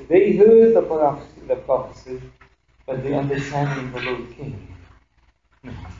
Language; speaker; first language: English; non-native, fluent; Arabic